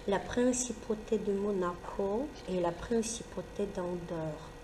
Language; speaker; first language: French; non-native, fluent; Ukrainian